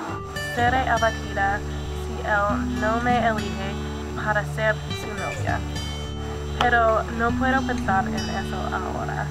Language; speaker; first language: Spanish; non-native, learner; English